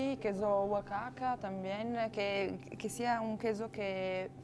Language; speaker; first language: Spanish; non-native, fluent; Italian